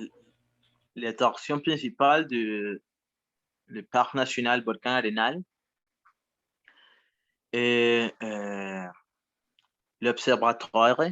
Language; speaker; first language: French; non-native, learner; Spanish